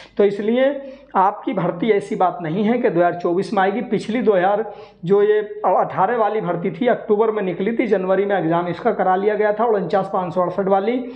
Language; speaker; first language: Hindi; native; Hindi